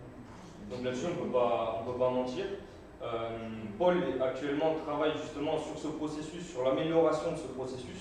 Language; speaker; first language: French; native; French